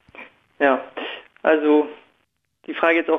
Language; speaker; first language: German; native; German